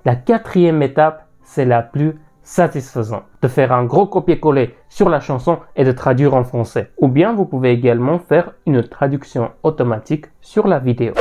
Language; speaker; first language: French; non-native, fluent; Armenian